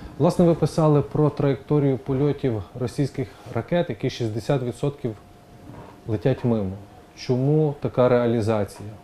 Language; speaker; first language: Ukrainian; native; Ukrainian